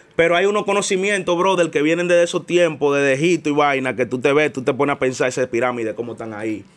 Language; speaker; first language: Spanish; native; Spanish